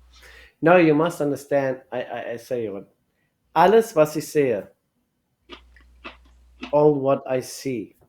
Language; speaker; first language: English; non-native, learner; German